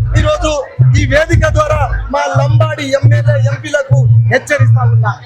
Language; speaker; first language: Telugu; non-native, local second language; Lambadi